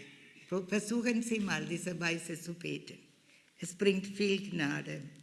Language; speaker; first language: German; non-native, fluent; Malayalam